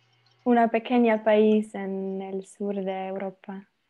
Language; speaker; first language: Spanish; non-native, learner; Slovenian